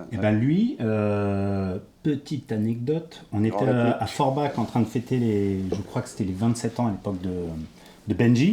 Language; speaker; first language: French; native; French